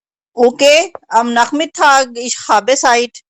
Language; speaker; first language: German; non-native, learner; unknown